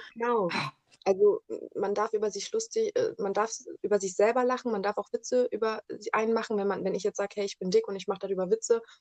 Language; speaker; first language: German; early bilingual, other home language; Italian